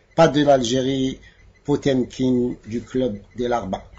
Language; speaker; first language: French; non-native, local second language; Arabic